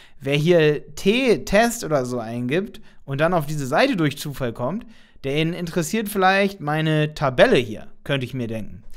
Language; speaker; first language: German; native; German